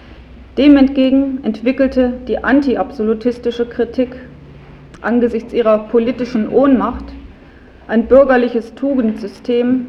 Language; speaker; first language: German; native; German